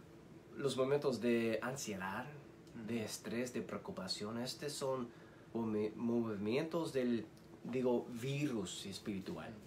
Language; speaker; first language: Spanish; non-native, learner; English